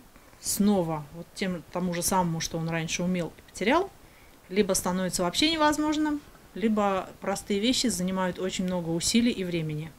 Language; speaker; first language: Russian; native; Russian